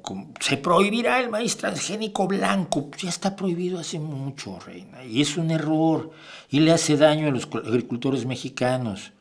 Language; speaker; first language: Spanish; native; Spanish